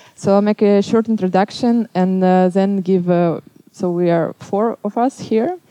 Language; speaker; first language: English; non-native, fluent; Belarusian